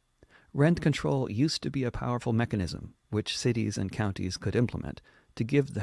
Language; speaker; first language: English; native; English